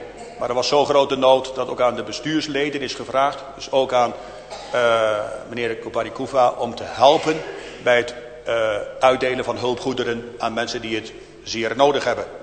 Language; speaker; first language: Dutch; native; Dutch